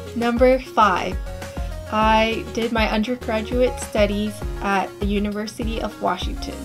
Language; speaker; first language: English; native; English